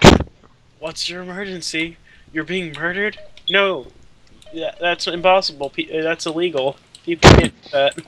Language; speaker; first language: English; native; English